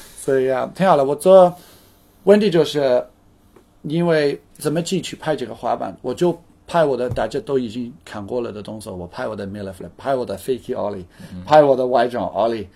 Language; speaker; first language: Chinese; non-native, fluent; English